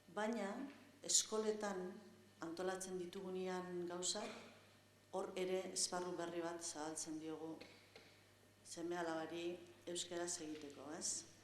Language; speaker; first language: Basque; non-native, local second language; Spanish